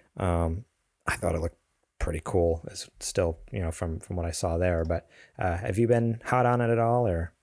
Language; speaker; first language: English; native; English